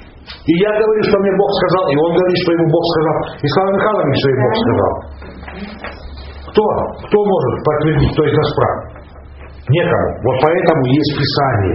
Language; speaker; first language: Russian; native; Russian